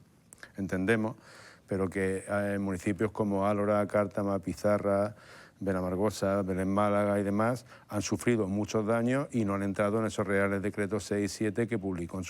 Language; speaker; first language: Spanish; native; Spanish